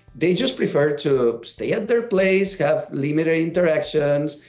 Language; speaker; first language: English; non-native, fluent; Spanish